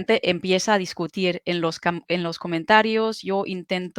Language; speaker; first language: Spanish; non-native, fluent; German